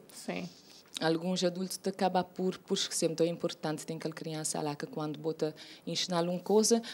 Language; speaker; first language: Portuguese; non-native, local second language; Kabuverdianu